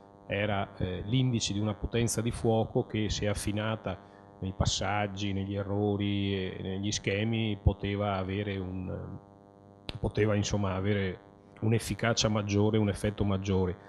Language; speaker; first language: Italian; native; Italian